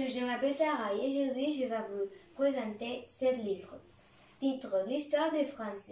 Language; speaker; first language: French; non-native, learner; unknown